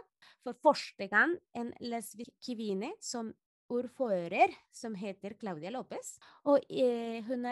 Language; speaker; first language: Norwegian; non-native, fluent; Spanish